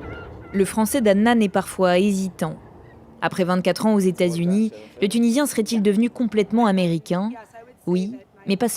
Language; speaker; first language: French; native; French